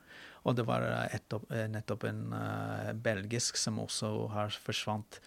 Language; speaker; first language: Norwegian; non-native, fluent; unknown